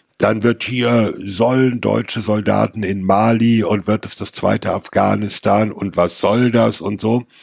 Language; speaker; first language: German; native; German